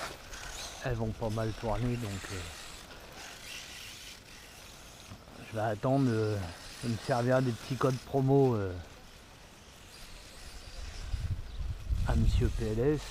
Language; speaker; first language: French; native; French